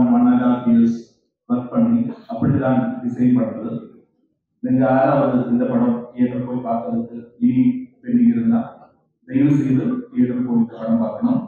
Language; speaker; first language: Tamil; non-native, learner; Malayalam